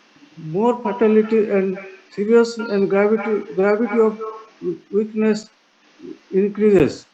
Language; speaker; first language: English; non-native, local second language; Odia